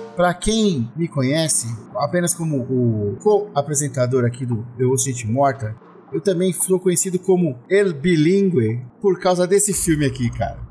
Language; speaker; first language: Portuguese; native; Portuguese